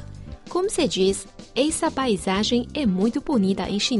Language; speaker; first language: Portuguese; non-native, fluent; Chinese